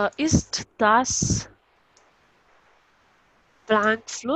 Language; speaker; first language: German; non-native, local second language; Hindi